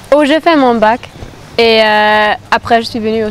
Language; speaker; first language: French; non-native, fluent; German